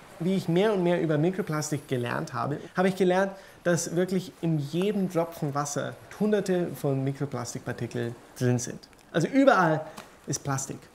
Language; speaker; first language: German; early bilingual, heritage; German